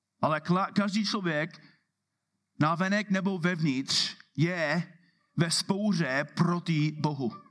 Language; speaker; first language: Czech; non-native, fluent; English